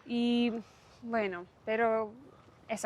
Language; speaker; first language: Spanish; non-native, fluent; Russian